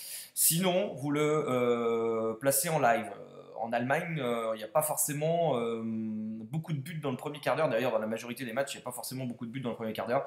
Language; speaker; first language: French; native; French